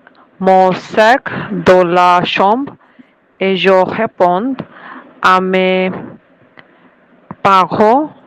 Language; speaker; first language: French; non-native, learner; Bangla